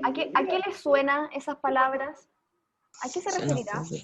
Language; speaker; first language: Spanish; native; Spanish